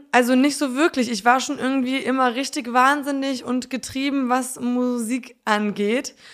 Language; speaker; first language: German; early bilingual, other home language; Polish